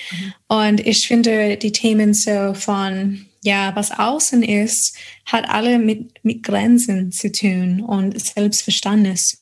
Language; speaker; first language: German; non-native, fluent; English